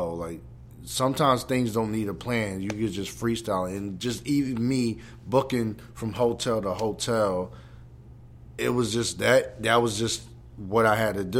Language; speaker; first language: English; native; English